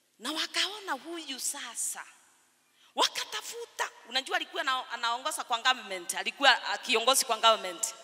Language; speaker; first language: Swahili; non-native, local second language; Kikuyu